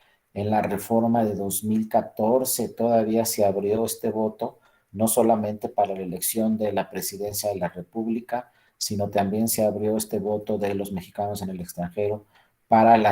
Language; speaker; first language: Spanish; native; Spanish